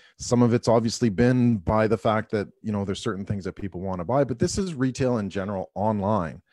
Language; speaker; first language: English; native; English